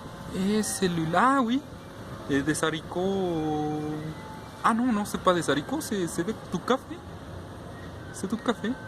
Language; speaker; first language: French; non-native, fluent; Spanish